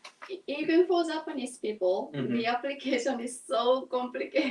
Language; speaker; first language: English; non-native, learner; Japanese